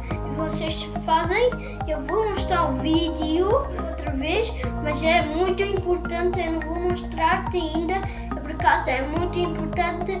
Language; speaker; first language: Portuguese; early bilingual, other home language; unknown